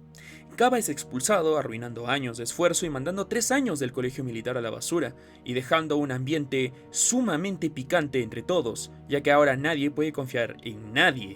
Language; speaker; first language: Spanish; native; Spanish